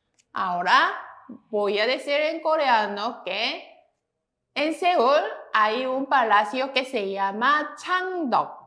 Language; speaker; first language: Spanish; non-native, fluent; Korean